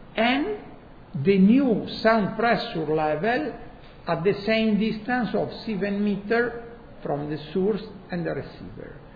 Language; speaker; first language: English; non-native, fluent; Italian